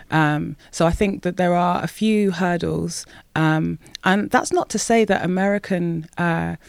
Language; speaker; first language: English; native; English